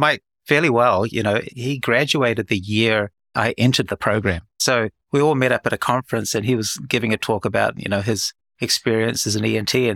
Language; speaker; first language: English; native; English